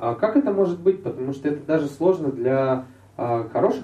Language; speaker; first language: Russian; native; Russian